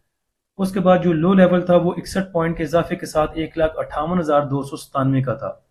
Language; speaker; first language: Hindi; native; Hindi